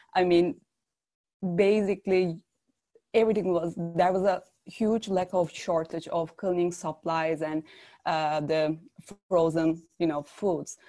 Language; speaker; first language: English; non-native, fluent; Turkish